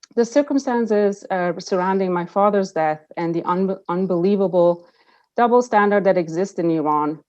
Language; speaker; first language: English; non-native, fluent; Persian